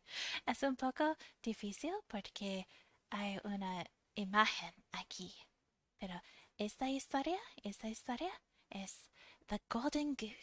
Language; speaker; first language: Spanish; non-native, fluent; English